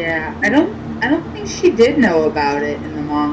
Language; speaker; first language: English; native; English